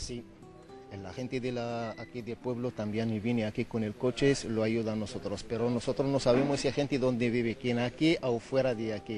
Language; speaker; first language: Spanish; non-native, learner; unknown